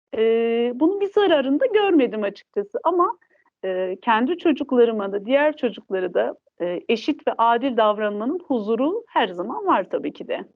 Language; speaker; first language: Turkish; non-native, local second language; Kurdish